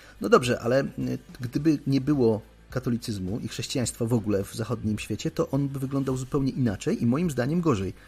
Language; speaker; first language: Polish; native; Polish